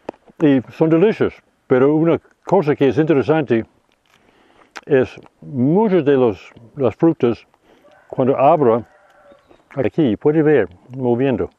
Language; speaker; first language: Spanish; non-native, fluent; English